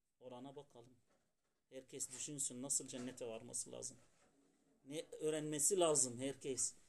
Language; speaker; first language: Turkish; non-native, fluent; Arabic